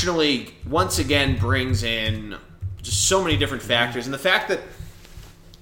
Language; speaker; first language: English; native; English